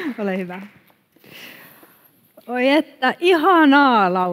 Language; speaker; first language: Finnish; native; Finnish